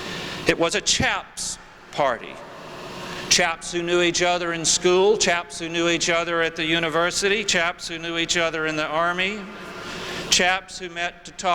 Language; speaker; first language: English; native; English